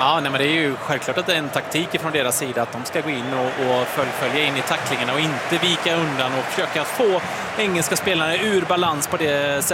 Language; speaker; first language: Swedish; native; Swedish